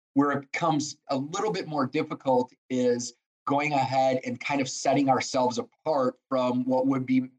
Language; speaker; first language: English; native; English